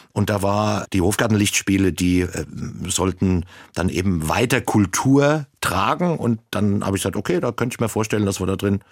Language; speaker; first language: German; native; German